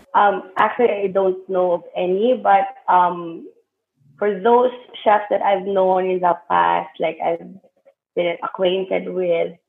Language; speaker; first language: English; non-native, local second language; Hiligaynon